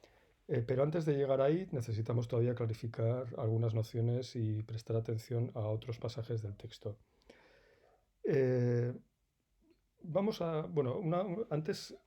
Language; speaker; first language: Spanish; native; Spanish